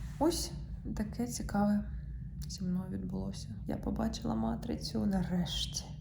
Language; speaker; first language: Ukrainian; non-native, local second language; Russian